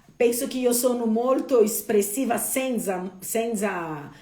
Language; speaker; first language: Italian; non-native, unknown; Portuguese